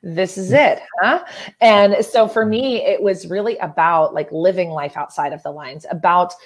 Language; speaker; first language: English; native; English